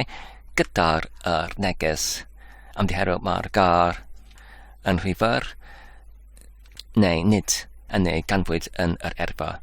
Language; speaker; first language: Welsh; non-native, learner; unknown